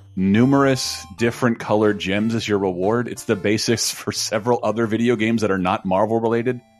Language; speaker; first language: English; native; English